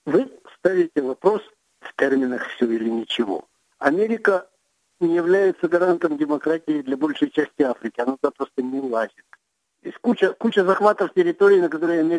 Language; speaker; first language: Russian; native; Russian